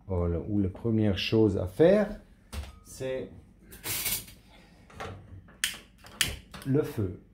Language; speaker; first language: French; non-native, learner; German